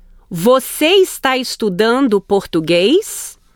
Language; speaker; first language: Portuguese; native; Portuguese